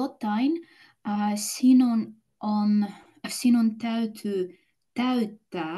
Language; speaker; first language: Finnish; non-native, learner; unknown